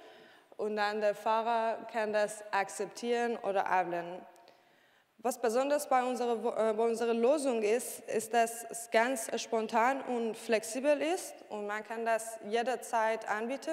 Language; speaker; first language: German; non-native, learner; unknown